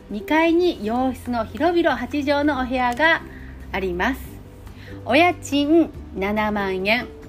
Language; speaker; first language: Japanese; native; Japanese